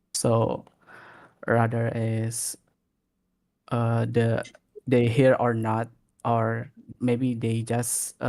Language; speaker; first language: English; non-native, learner; Indonesian